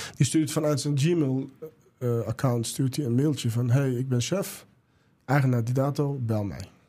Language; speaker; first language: Dutch; early bilingual, other home language; Arabic